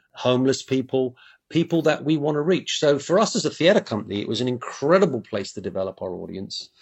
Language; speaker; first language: English; native; English